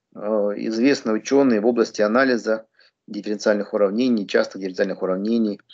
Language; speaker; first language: Russian; native; Russian